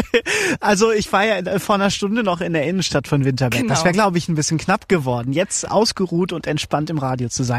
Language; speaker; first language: German; native; German